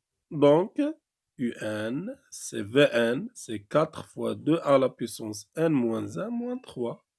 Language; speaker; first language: French; non-native, local second language; Arabic